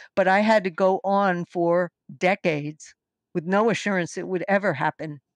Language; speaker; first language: English; native; English